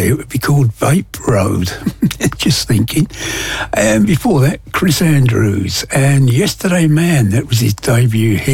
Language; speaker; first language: English; native; English